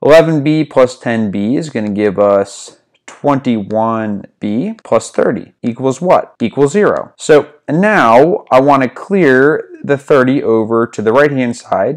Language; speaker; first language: English; native; English